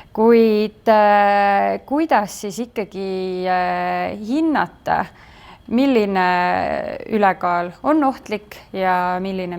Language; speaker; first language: Estonian; native; Estonian